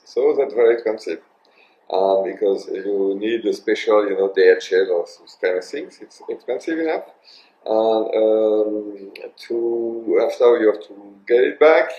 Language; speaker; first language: English; non-native, learner; French